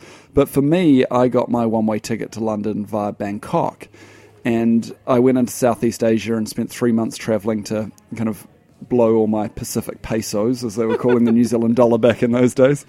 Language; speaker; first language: English; native; English